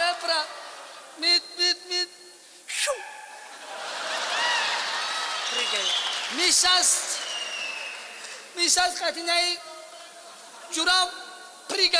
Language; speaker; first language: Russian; non-native, learner; Tajik